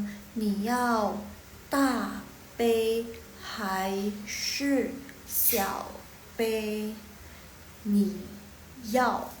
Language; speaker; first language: Chinese; non-native, fluent; Indonesian